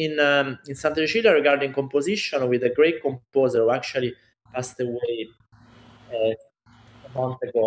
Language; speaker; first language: English; non-native, fluent; Italian